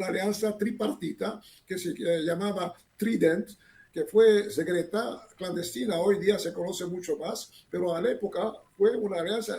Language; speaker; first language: Spanish; non-native, fluent; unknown